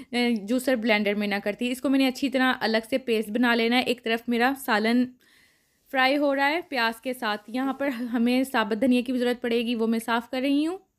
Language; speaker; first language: Urdu; non-native, local second language; Punjabi